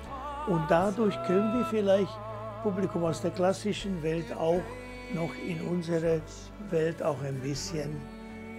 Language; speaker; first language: German; non-native, fluent; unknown